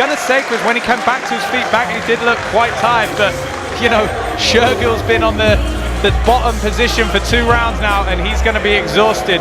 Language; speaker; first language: English; native; English